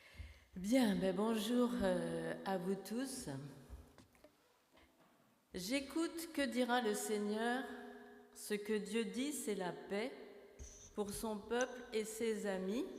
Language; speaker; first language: French; native; French